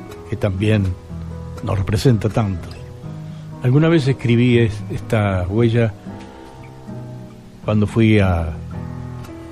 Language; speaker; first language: Spanish; native; Spanish